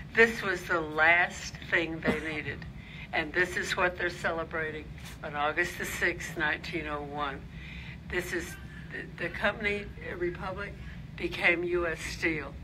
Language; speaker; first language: English; native; English